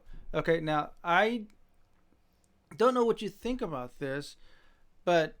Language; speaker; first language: English; native; English